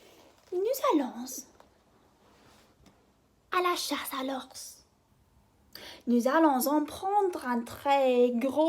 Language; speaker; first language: French; non-native, fluent; English